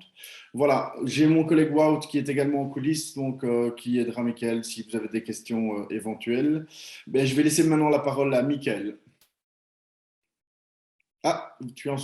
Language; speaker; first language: French; native; French